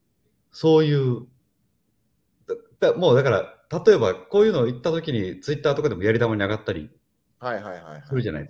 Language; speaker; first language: Japanese; native; Japanese